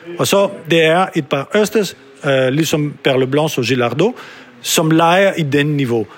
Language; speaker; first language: Danish; non-native, fluent; French